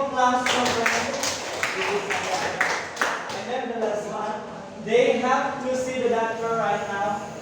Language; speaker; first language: English; non-native, learner; Indonesian